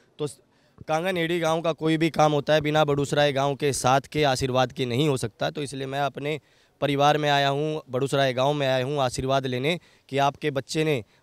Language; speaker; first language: Hindi; native; Hindi